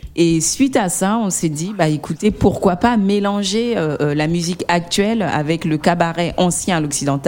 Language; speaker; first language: French; native; French